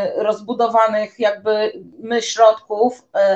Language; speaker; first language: Polish; native; Polish